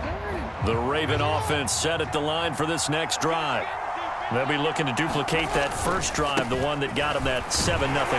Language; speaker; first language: English; native; English